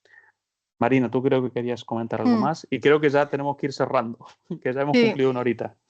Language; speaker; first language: Spanish; native; Spanish